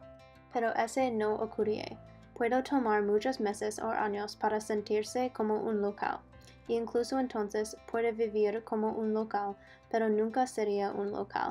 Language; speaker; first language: Spanish; non-native, learner; English